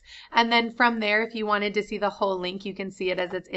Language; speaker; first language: English; native; English